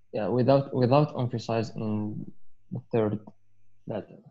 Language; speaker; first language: English; non-native, learner; Arabic